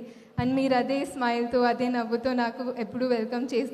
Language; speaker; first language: Telugu; non-native, fluent; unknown